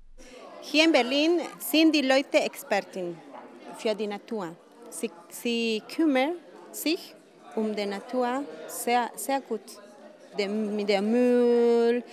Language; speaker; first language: German; non-native, learner; Spanish